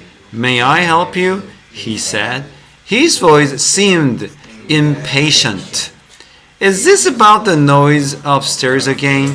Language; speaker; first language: English; non-native, fluent; Korean